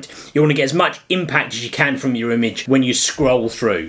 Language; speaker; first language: English; native; English